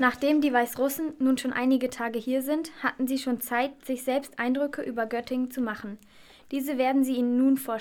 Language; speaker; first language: German; native; German